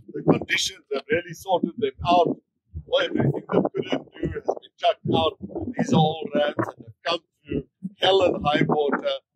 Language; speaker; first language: English; non-native, local second language; Afrikaans